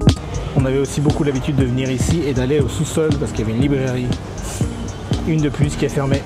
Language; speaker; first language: French; native; French